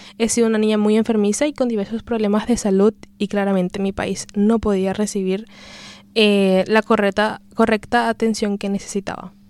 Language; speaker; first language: Spanish; native; Spanish